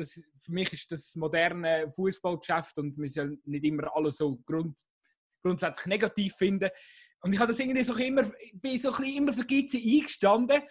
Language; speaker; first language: German; native; German